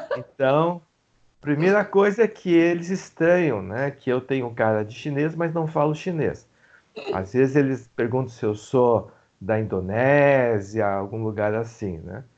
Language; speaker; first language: Portuguese; native; Portuguese